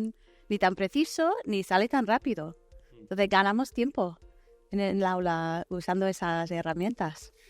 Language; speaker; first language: Spanish; non-native, fluent; English